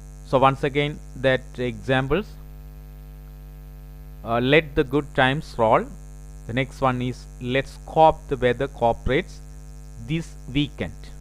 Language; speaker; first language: English; non-native, local second language; Tamil